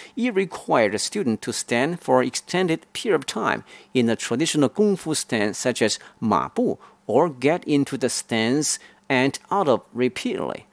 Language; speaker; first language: English; non-native, fluent; Chinese